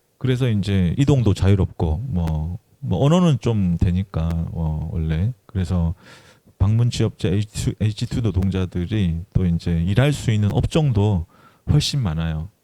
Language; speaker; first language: Korean; native; Korean